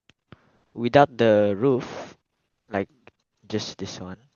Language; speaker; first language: English; non-native, fluent; Malay